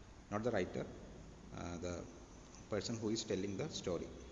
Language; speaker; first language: English; non-native, local second language; Malayalam